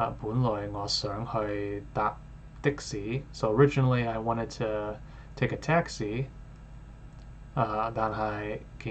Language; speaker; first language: Cantonese; non-native, learner; English